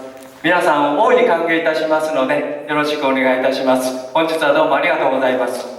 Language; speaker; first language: Japanese; native; Japanese